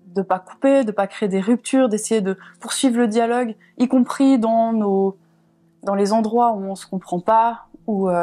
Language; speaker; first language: French; native; French